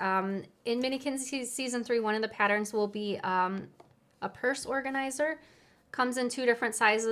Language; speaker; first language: English; native; English